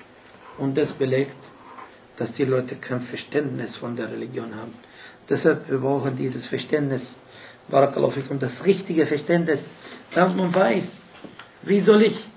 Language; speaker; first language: German; non-native, fluent; Arabic